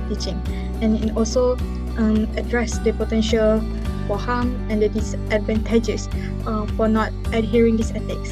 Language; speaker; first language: English; non-native, local second language; Malay